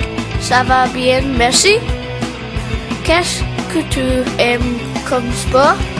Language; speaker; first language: French; non-native, learner; English